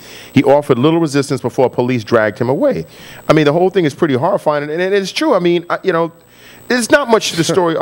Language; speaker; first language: English; native; English